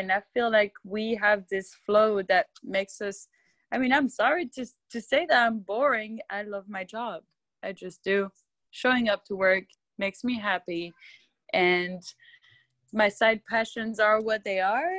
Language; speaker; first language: English; non-native, fluent; French